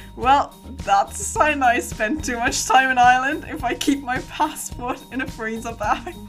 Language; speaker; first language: English; non-native, fluent; German